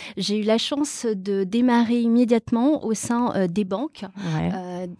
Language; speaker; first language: French; early bilingual, other home language; Portuguese